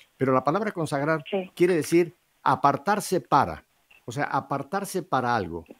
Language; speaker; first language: Spanish; native; Spanish